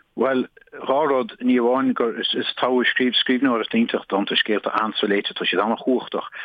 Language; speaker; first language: Irish; native; Irish